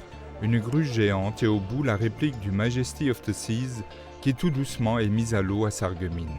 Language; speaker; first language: French; native; French